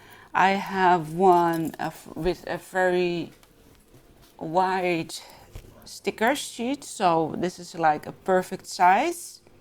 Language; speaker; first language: English; non-native, fluent; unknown